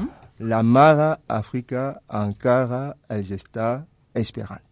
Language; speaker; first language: Catalan; non-native, fluent; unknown